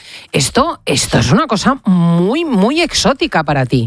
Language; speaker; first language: Spanish; native; Spanish